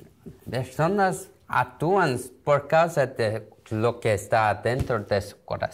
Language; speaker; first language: Spanish; non-native, learner; Korean